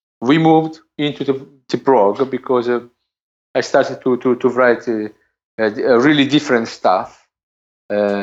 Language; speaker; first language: English; non-native, learner; Italian